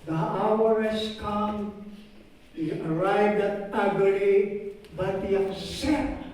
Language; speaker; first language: English; non-native, local second language; Filipino